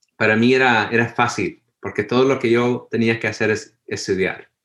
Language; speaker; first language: Spanish; early bilingual, heritage; Spanish